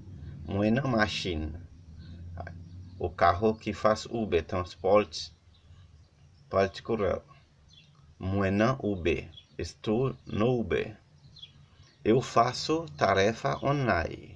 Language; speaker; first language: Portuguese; non-native, learner; Haitian Creole